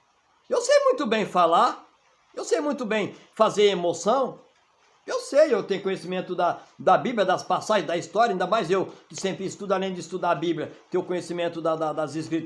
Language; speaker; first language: Portuguese; native; Portuguese